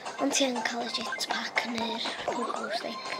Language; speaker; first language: Welsh; native; Welsh